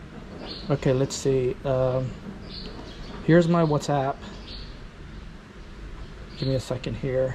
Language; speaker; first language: English; early bilingual, other home language; Vietnamese